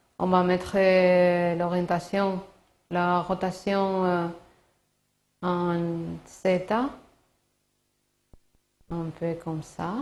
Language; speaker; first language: French; non-native, learner; Spanish